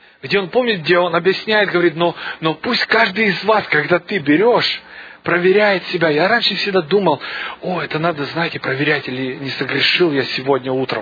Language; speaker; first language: Russian; native; Russian